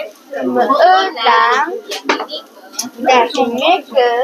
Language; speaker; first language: Japanese; early bilingual, heritage; Japanese